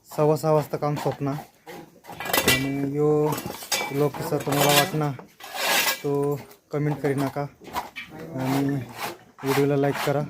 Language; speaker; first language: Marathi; non-native, local second language; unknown